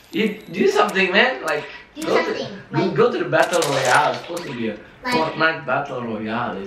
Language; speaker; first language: English; non-native, fluent; Indonesian